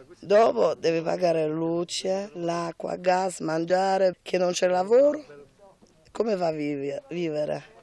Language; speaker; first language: Italian; non-native, learner; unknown